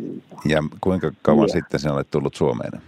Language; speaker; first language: Finnish; native; Finnish